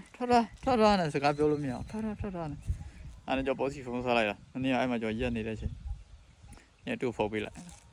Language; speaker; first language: Burmese; non-native, local second language; Shan